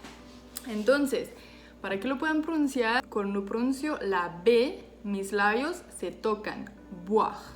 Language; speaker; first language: Spanish; non-native, fluent; French